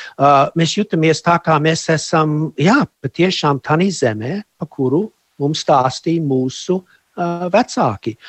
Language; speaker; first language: Latvian; early bilingual, heritage; Latvian